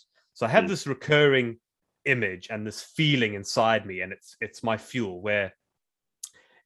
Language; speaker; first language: English; native; English